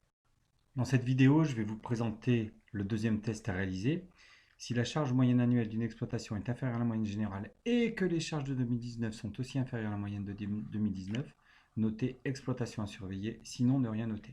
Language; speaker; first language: French; native; French